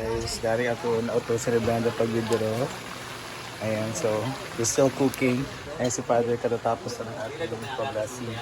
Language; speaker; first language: Filipino; non-native, local second language; Cebuano